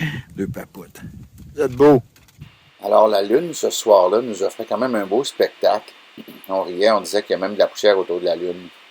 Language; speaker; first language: French; native; French